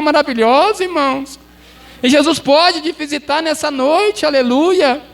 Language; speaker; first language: Portuguese; native; Portuguese